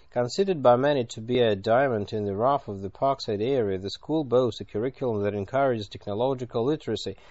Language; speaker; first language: English; non-native, fluent; Russian